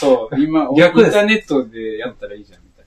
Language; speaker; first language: Japanese; native; Japanese